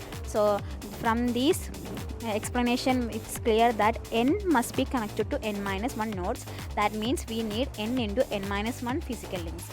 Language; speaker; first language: English; non-native, local second language; Malayalam